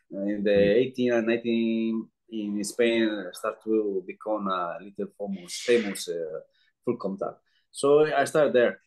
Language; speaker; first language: English; non-native, learner; Spanish